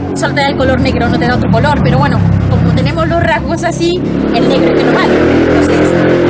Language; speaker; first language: Spanish; native; Spanish